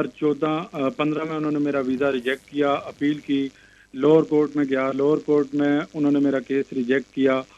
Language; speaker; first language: Hindi; non-native, local second language; Punjabi